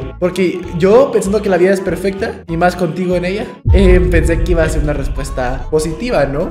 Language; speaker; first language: Spanish; native; Spanish